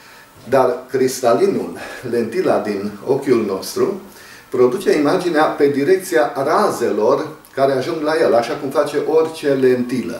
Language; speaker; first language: Romanian; native; Romanian